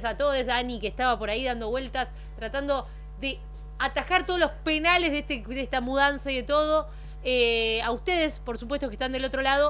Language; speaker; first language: Spanish; native; Spanish